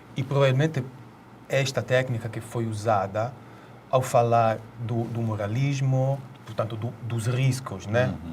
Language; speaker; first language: Portuguese; non-native, fluent; Italian